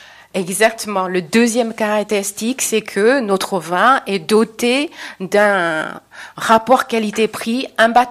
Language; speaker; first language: French; non-native, fluent; Chinese